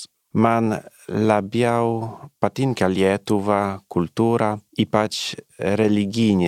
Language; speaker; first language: Lithuanian; non-native, learner; Polish